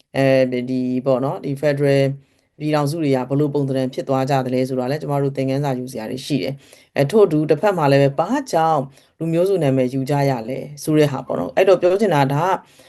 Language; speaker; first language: Burmese; native; Burmese